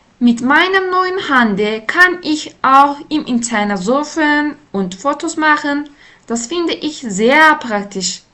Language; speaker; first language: German; non-native, fluent; Turkish